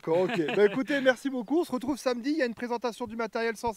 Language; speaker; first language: French; native; French